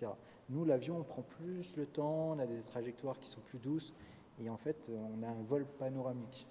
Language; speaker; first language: French; native; French